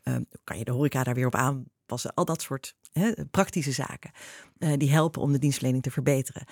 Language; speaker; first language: Dutch; native; Dutch